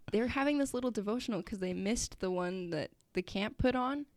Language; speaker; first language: English; native; English